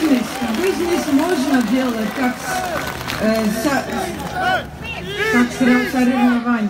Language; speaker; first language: Russian; non-native, learner; Dutch